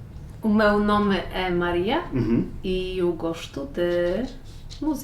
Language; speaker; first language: Portuguese; non-native, learner; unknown